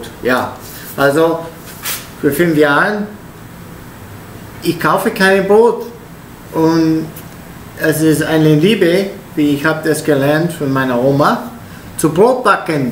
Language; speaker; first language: German; non-native, learner; Italian